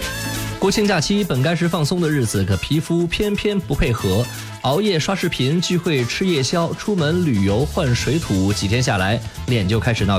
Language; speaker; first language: Chinese; native; Chinese